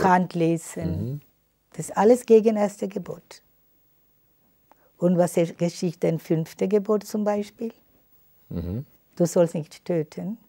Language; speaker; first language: German; non-native, fluent; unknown